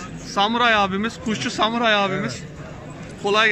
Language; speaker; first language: Turkish; native; Turkish